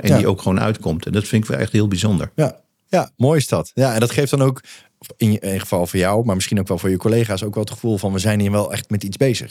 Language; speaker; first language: Dutch; native; Dutch